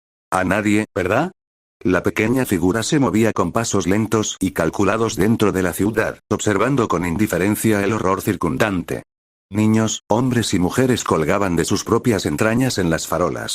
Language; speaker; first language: Spanish; native; Spanish